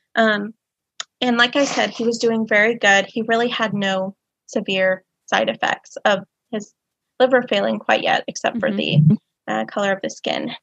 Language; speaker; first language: English; native; English